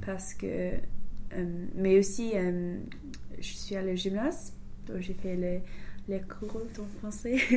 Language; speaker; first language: French; non-native, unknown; English